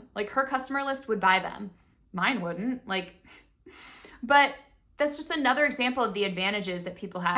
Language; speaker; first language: English; native; English